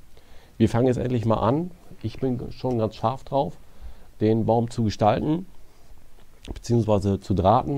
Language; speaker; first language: German; native; German